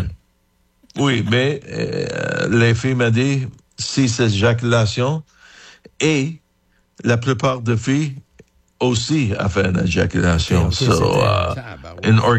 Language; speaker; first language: French; non-native, fluent; English